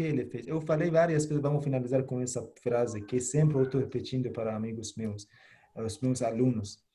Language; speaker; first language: Portuguese; non-native, fluent; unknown